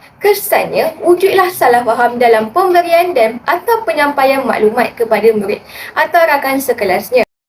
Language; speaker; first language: Malay; native; Malay